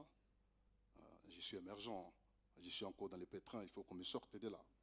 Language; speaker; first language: French; native; French